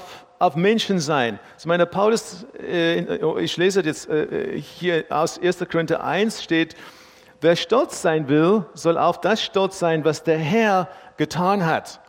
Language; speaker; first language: German; non-native, fluent; English